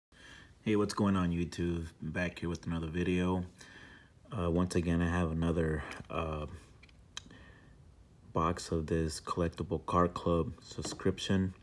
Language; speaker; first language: English; native; English